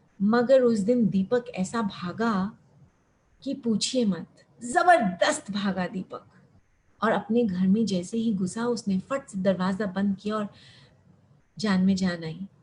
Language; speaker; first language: Hindi; early bilingual, heritage; Hindi